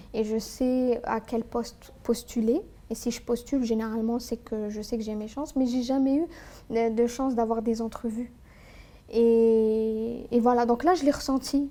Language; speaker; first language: French; non-native, local second language; Arabic